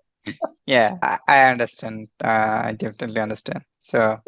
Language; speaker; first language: English; non-native, fluent; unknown